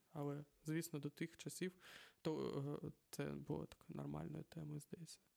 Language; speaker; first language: Ukrainian; non-native, local second language; Russian